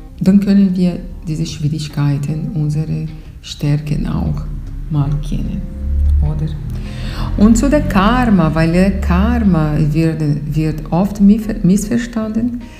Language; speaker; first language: German; non-native, fluent; Portuguese